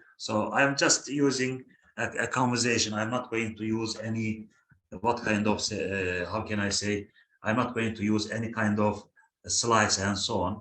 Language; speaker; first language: English; non-native, fluent; Turkish